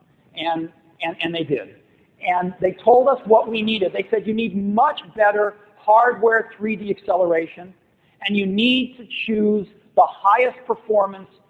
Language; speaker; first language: English; native; English